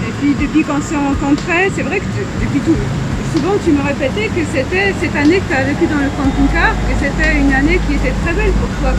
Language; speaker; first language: French; non-native, fluent; Polish